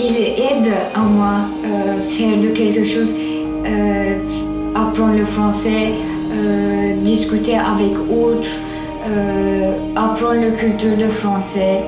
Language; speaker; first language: French; non-native, learner; Turkish